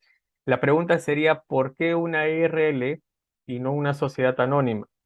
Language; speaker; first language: Spanish; native; Spanish